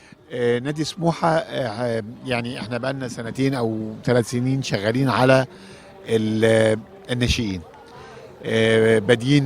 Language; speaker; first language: Arabic; native; Arabic